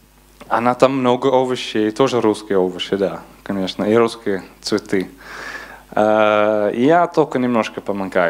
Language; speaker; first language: Russian; non-native, learner; Dutch